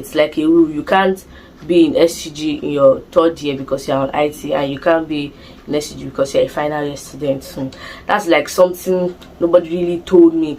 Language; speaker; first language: English; non-native, local second language; Igbo